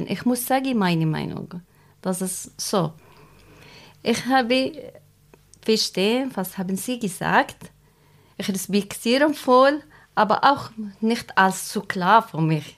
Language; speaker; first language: German; non-native, learner; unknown